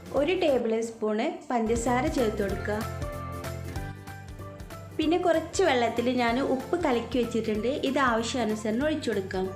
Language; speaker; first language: Malayalam; native; Malayalam